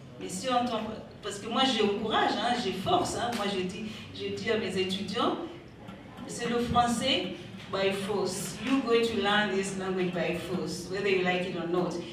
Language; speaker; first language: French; non-native, fluent; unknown